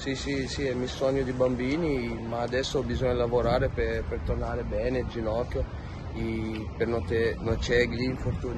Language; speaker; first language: Italian; non-native, learner; Portuguese